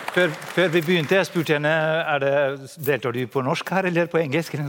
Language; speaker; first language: Norwegian; non-native, fluent; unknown